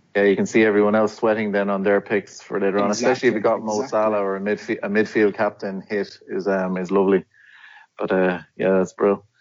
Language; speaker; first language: English; native; English